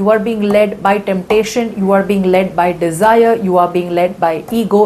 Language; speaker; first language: English; non-native, local second language; Hindi